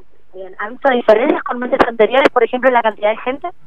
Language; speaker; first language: Spanish; native; Spanish